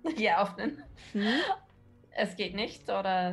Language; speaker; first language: German; non-native, learner; English